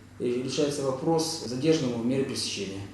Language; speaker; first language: Russian; native; Russian